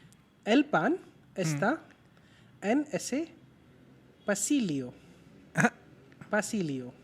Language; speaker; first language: Spanish; non-native, learner; Hindi